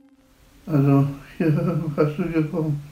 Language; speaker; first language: German; non-native, fluent; Polish